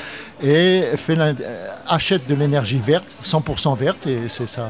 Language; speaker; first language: French; native; French